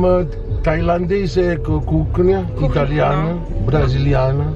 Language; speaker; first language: Polish; non-native, learner; Italian